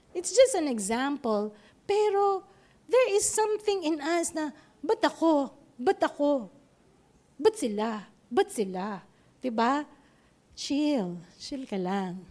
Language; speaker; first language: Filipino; non-native, local second language; Pampanga